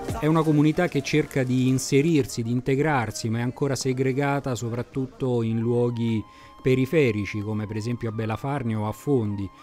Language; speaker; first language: Italian; native; Italian